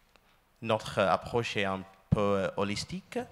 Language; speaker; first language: French; non-native, learner; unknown